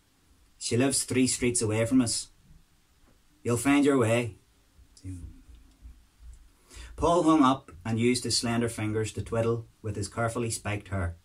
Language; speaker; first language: English; native; English